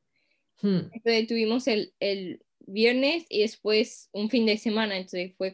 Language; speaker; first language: Spanish; non-native, fluent; English